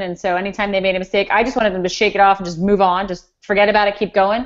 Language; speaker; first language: English; native; English